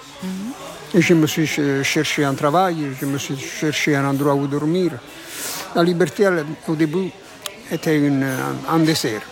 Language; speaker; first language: French; non-native, fluent; Italian